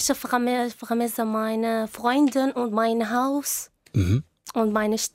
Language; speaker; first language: German; non-native, learner; Arabic